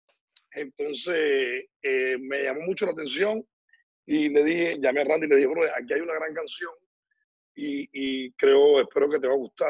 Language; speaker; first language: Spanish; native; Spanish